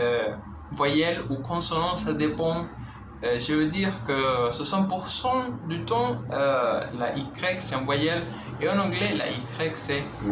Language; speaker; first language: French; non-native, learner; Spanish